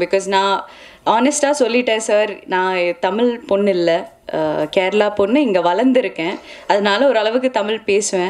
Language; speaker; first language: Tamil; non-native, local second language; Malayalam